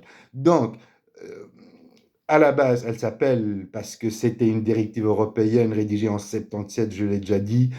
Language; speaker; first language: French; native; French